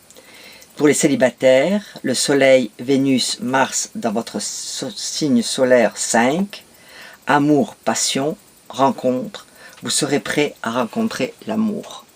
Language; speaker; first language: French; native; French